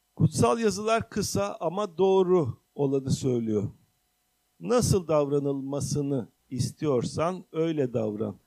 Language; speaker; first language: Turkish; native; Turkish